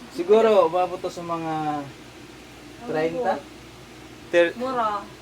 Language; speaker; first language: Filipino; non-native, local second language; Cebuano